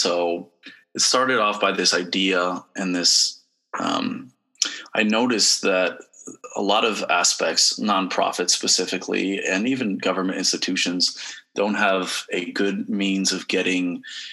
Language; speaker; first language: English; native; English